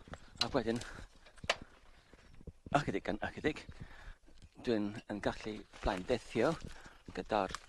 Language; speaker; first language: Welsh; non-native, learner; English